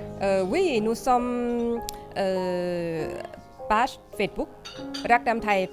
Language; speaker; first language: French; non-native, fluent; Thai